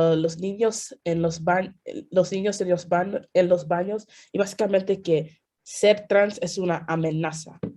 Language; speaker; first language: Spanish; early bilingual, heritage; Spanish